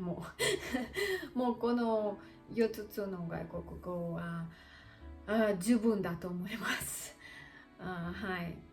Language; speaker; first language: Japanese; non-native, learner; Russian